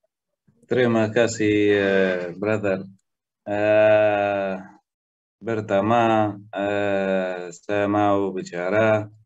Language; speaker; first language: Indonesian; non-native, learner; Arabic